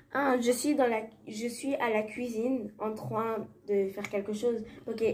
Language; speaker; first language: French; non-native, fluent; Spanish